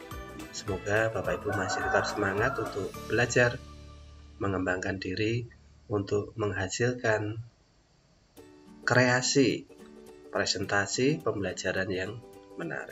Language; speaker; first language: Indonesian; native; Indonesian